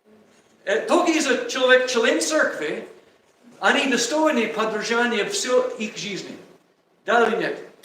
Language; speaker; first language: Russian; non-native, learner; English